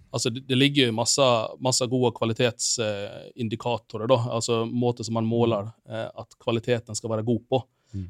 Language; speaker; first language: Norwegian; non-native, fluent; Finnish